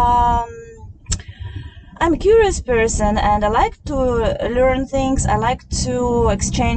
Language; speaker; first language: English; non-native, fluent; Russian